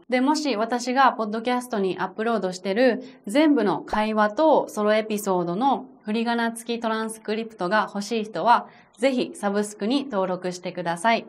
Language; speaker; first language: Japanese; native; Japanese